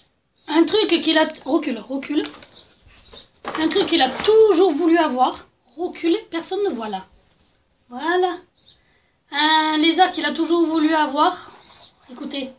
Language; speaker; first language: French; native; French